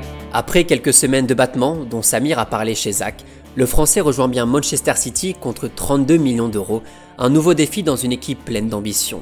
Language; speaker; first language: French; native; French